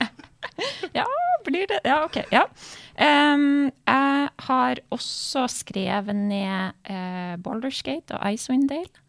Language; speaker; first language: Norwegian; native; Norwegian